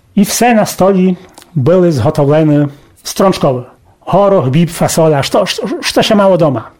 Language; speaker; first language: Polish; non-native, local second language; Rusyn